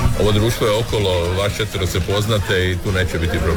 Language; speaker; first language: Serbian; native; Serbian